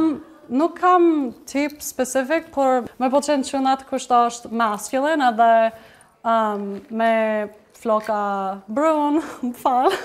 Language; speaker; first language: Albanian; non-native, learner; English